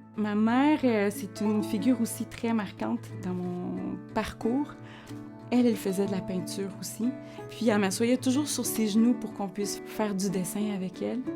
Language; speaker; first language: French; non-native, fluent; Spanish